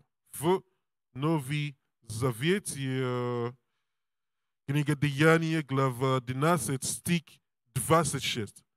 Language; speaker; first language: Russian; non-native, learner; English